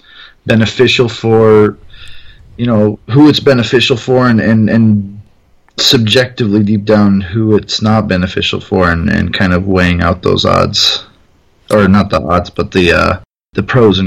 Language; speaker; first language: English; native; English